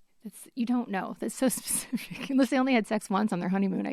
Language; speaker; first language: English; native; English